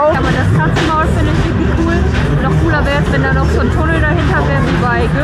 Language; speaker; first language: German; native; German